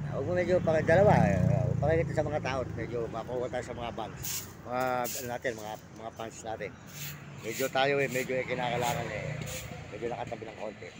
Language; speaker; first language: Filipino; native; Filipino